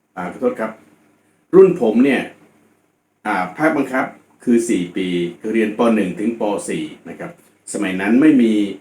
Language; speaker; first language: Thai; native; Thai